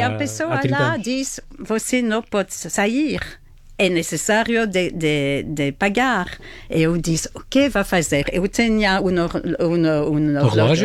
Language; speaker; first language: Portuguese; non-native, learner; French